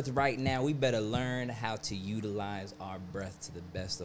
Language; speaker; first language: English; native; English